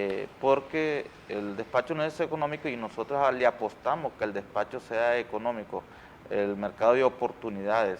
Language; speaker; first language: Spanish; native; Spanish